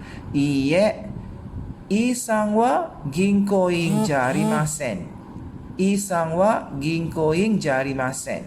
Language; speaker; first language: Japanese; non-native, fluent; Malay